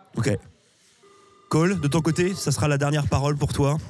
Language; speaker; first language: French; native; French